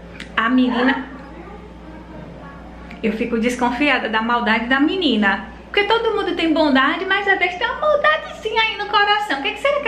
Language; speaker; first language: Portuguese; native; Portuguese